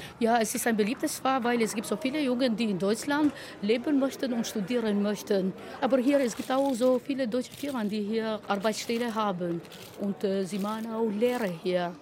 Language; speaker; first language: German; non-native, learner; Albanian